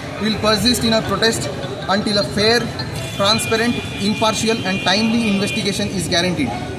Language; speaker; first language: English; non-native, local second language; Bangla